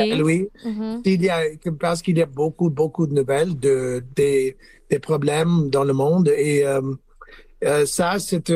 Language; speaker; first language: French; non-native, learner; English